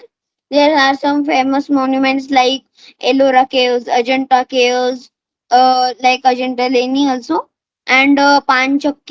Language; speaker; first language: English; non-native, learner; Marathi